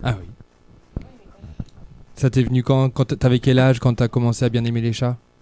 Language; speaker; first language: French; native; French